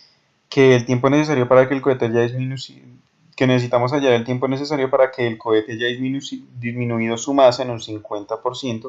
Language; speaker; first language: Spanish; native; Spanish